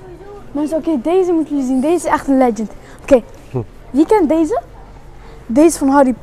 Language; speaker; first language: Dutch; early bilingual, other home language; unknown